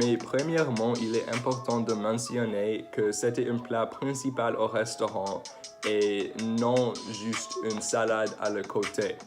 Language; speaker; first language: French; non-native, learner; English